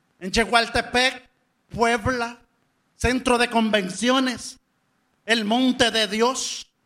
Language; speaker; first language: Spanish; native; Spanish